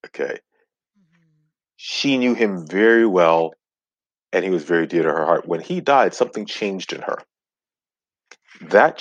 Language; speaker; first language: English; non-native, local second language; Akan